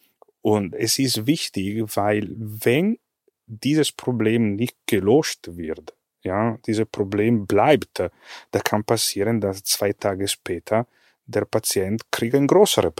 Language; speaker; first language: German; non-native, fluent; Italian